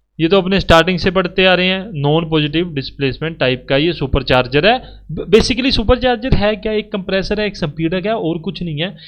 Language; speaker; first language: Hindi; native; Hindi